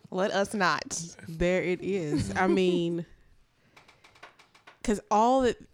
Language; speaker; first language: English; native; English